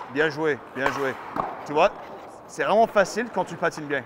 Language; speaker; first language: French; native; French